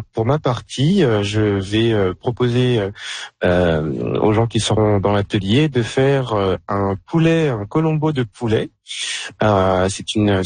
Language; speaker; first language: French; native; French